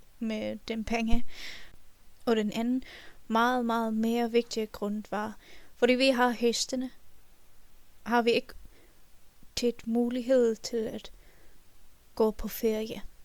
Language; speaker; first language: Danish; non-native, learner; German